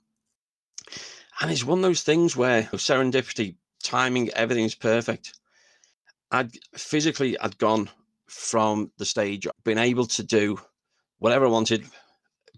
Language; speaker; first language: English; native; English